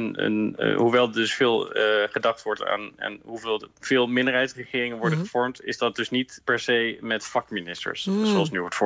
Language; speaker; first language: Dutch; native; Dutch